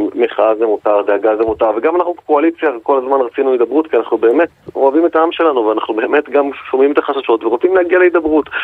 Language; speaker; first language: Hebrew; native; Hebrew